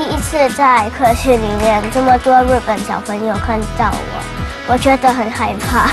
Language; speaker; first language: Chinese; early bilingual, other home language; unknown